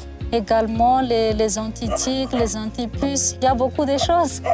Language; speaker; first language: French; non-native, local second language; Malagasy